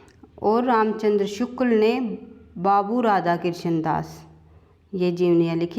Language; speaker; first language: Hindi; native; Hindi